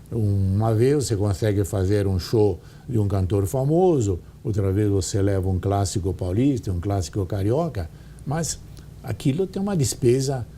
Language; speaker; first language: Portuguese; non-native, fluent; Italian